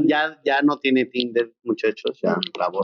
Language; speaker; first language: Spanish; native; Spanish